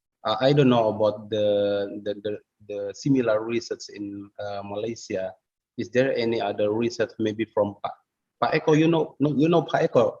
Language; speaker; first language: English; non-native, fluent; Indonesian